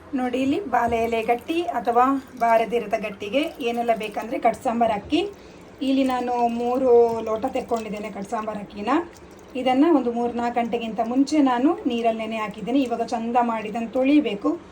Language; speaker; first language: Kannada; non-native, local second language; Tulu